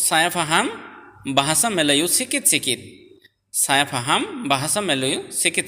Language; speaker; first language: Indonesian; non-native, learner; Bangla